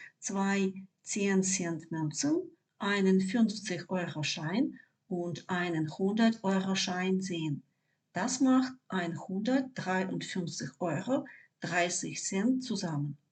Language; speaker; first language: German; non-native, fluent; Ukrainian